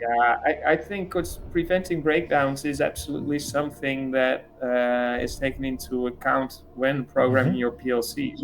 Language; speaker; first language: English; non-native, fluent; Dutch